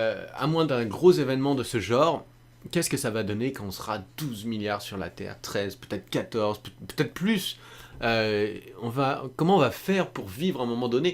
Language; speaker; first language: French; native; French